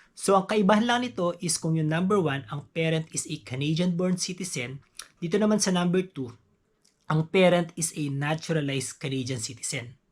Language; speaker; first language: Filipino; native; Filipino